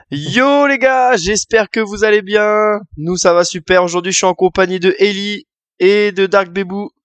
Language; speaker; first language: French; native; French